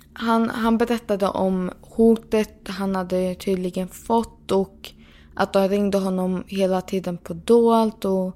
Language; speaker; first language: Swedish; early bilingual, other home language; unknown